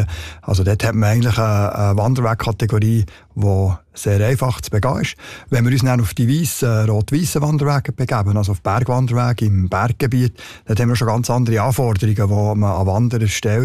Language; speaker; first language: German; native; German